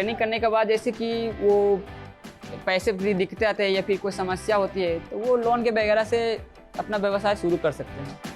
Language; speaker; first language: Hindi; native; Hindi